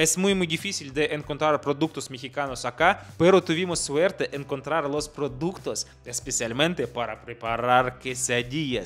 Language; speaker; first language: Spanish; non-native, fluent; Russian